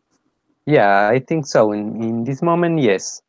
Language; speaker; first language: English; non-native, fluent; Spanish